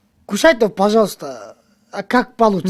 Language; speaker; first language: Russian; non-native, local second language; Kyrgyz